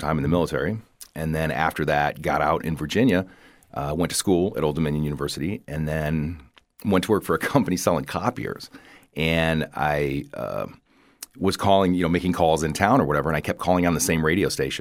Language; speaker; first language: English; native; English